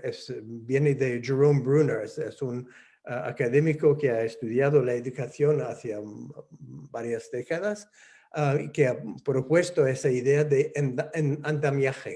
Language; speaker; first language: Spanish; non-native, fluent; English